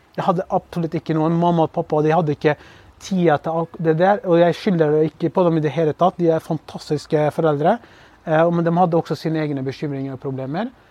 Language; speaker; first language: Norwegian; early bilingual, other home language; Kurdish